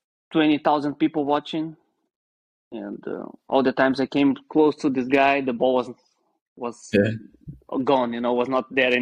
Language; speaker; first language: English; non-native, learner; Portuguese